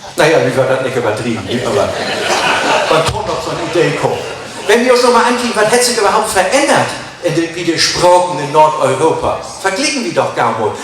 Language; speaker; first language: German; native; German